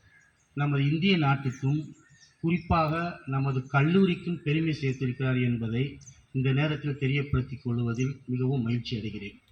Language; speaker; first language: Tamil; native; Tamil